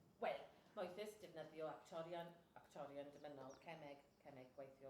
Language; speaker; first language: Welsh; non-native, learner; English